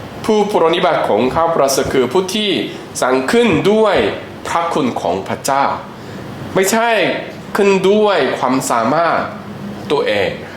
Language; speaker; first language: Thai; non-native, fluent; Korean